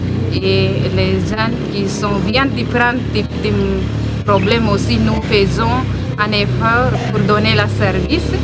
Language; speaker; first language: French; non-native, learner; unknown